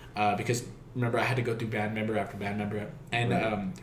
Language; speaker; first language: English; native; English